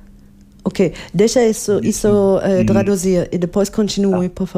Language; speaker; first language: Portuguese; non-native, fluent; German